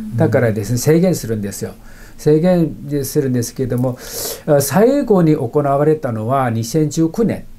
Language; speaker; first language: Japanese; non-native, fluent; Chinese